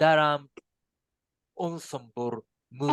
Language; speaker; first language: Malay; non-native, learner; Japanese